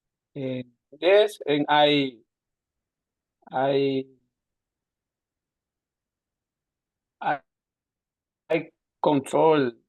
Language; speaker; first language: English; non-native, learner; Spanish